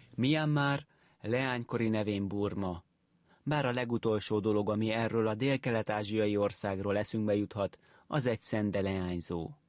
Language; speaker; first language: Hungarian; native; Hungarian